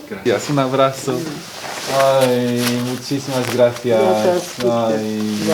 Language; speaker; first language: Spanish; non-native, learner; Korean